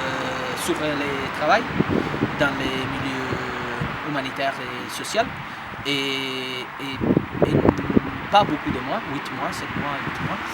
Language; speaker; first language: French; non-native, fluent; Italian